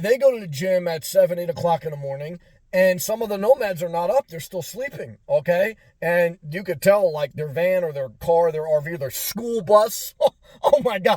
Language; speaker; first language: English; native; English